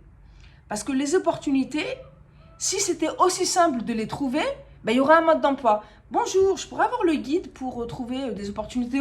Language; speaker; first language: French; native; French